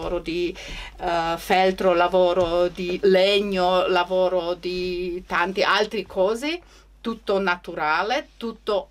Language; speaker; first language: Italian; non-native, learner; Czech